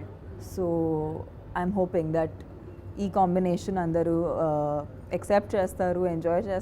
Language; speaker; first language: Telugu; non-native, fluent; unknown